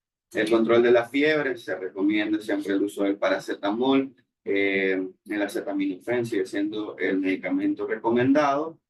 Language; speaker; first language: Spanish; native; Spanish